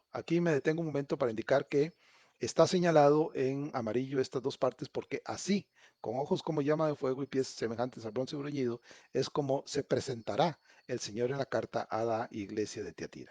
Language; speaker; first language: Spanish; native; Spanish